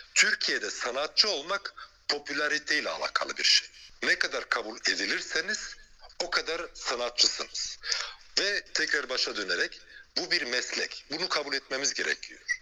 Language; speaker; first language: Turkish; early bilingual, heritage; Turkish